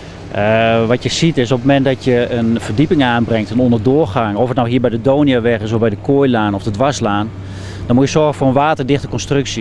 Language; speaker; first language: Dutch; native; Dutch